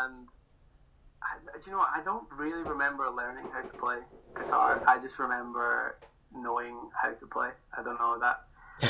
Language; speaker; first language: English; native; English